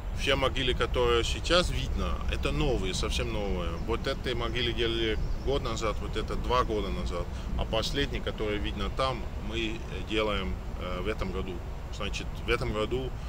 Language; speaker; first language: Russian; non-native, fluent; Dutch